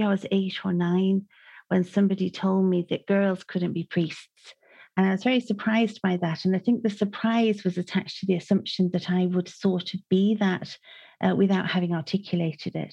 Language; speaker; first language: English; native; English